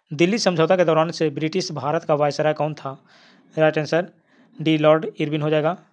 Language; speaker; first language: Hindi; native; Hindi